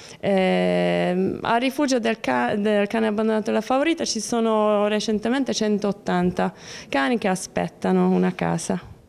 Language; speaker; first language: Italian; native; Italian